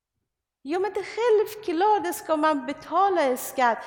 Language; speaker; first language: Swedish; non-native, learner; Persian